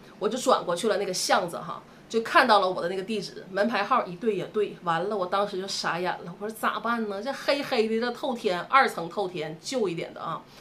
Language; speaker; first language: Chinese; native; Chinese